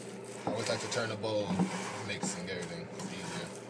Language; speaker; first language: English; native; English